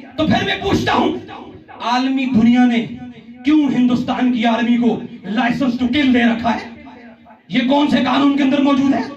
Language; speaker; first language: Urdu; non-native, local second language; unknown